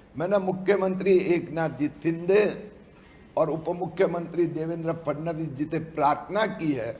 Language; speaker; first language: Hindi; non-native, local second language; Gujarati